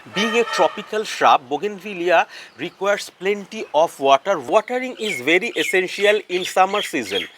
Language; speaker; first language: English; non-native, local second language; Bangla